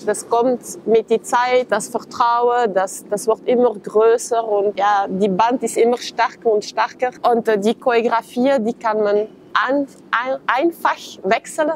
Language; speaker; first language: German; non-native, fluent; French